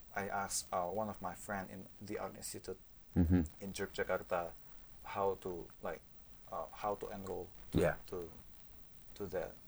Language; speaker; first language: English; non-native, fluent; Indonesian